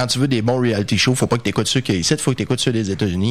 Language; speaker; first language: French; native; French